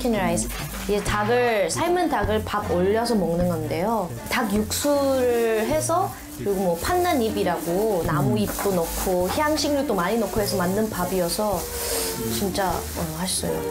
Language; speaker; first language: Korean; non-native, fluent; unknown